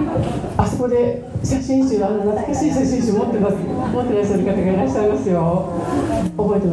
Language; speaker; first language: Japanese; native; Japanese